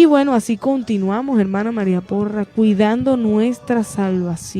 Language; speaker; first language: Spanish; native; Spanish